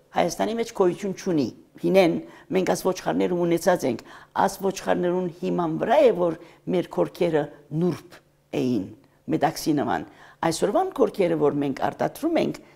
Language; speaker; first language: Armenian; early bilingual, heritage; Armenian